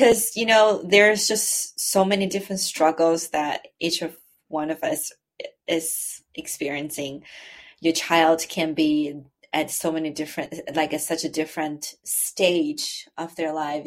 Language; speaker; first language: English; non-native, fluent; Chinese